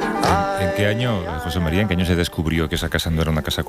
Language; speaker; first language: Spanish; native; Spanish